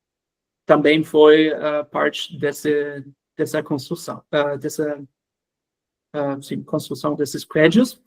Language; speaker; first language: Portuguese; non-native, fluent; German